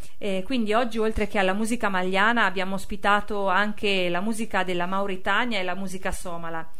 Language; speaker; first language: Italian; native; Italian